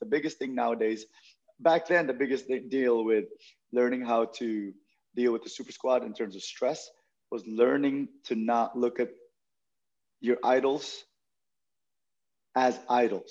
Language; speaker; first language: English; non-native, local second language; Filipino